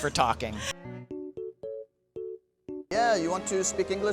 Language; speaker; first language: English; native; English